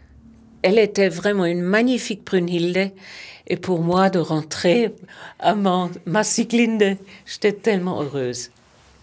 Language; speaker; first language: French; non-native, fluent; German